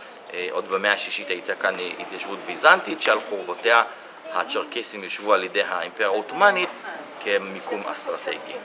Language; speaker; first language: Hebrew; non-native, local second language; Adyghe